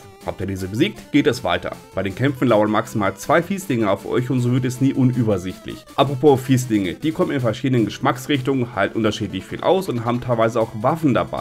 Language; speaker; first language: German; native; German